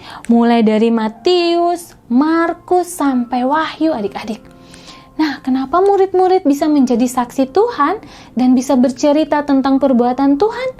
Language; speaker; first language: Indonesian; native; Indonesian